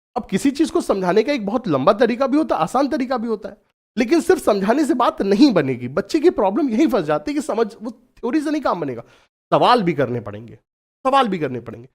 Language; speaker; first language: Hindi; native; Hindi